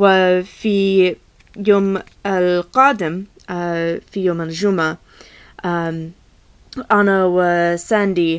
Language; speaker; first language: Arabic; non-native, learner; English